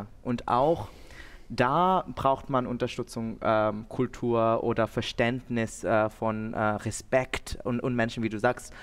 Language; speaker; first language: German; non-native, fluent; Bangla